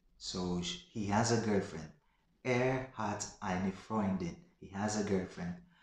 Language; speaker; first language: English; non-native, local second language; Filipino